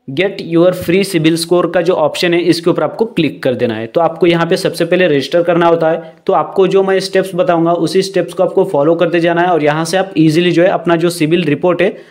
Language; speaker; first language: Hindi; non-native, local second language; Marathi